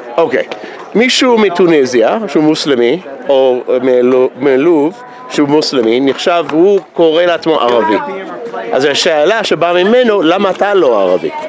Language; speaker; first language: Hebrew; non-native, fluent; English